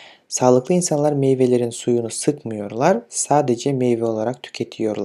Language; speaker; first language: Turkish; non-native, fluent; Kyrgyz